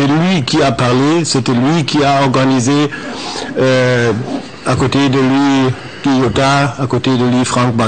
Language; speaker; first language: French; non-native, fluent; German